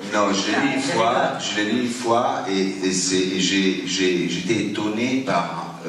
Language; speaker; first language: French; non-native, fluent; Italian